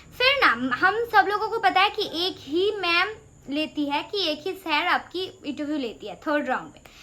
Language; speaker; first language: Hindi; non-native, local second language; Bangla